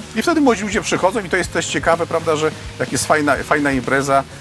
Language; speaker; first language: Polish; native; Polish